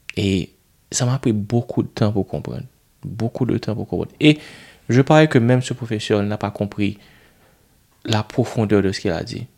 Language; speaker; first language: French; non-native, local second language; Haitian Creole